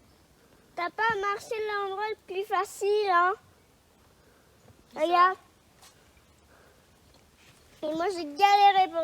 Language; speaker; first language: French; native; French